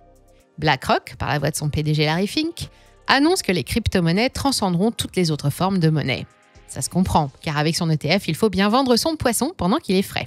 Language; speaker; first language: French; native; French